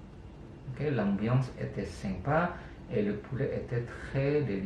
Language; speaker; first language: French; non-native, fluent; Indonesian